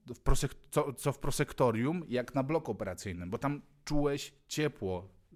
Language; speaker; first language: Polish; non-native, fluent; Mongolian